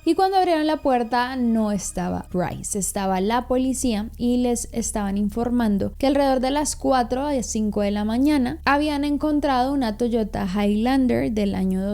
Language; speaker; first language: Spanish; native; Spanish